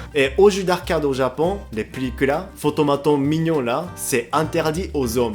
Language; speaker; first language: French; non-native, fluent; Japanese